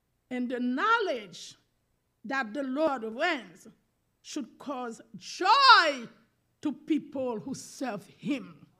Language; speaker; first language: English; non-native, learner; Haitian Creole